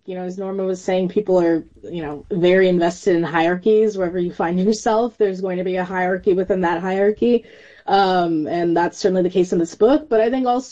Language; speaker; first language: English; native; English